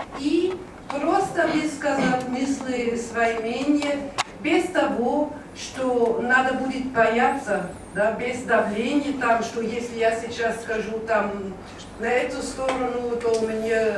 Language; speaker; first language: Russian; non-native, learner; German